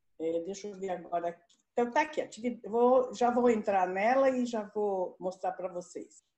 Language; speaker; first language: Portuguese; native; Portuguese